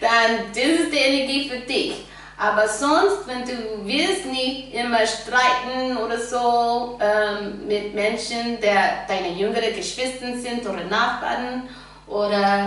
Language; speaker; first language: German; non-native, fluent; English